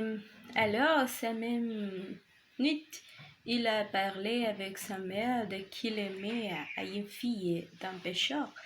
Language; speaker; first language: French; non-native, learner; Spanish